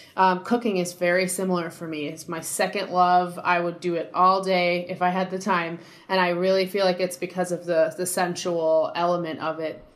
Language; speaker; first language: English; native; English